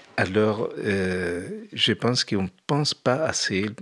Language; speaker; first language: French; non-native, fluent; Spanish